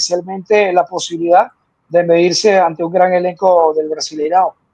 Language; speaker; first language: Spanish; native; Spanish